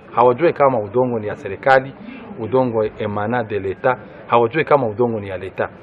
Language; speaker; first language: Swahili; non-native, local second language; Kinyarwanda